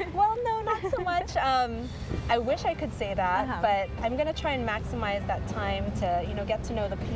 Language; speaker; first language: English; early bilingual, other home language; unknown